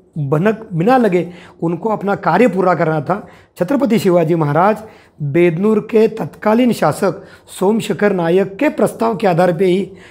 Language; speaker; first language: Hindi; non-native, local second language; Marathi